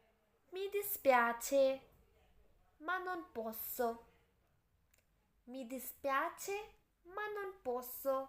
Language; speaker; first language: Italian; non-native, fluent; Urdu